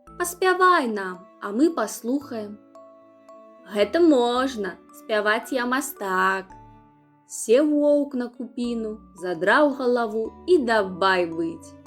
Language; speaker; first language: Belarusian; non-native, local second language; Russian